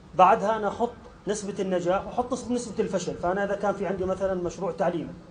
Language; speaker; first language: Arabic; native; Arabic